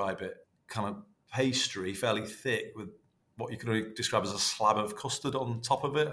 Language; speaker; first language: English; native; English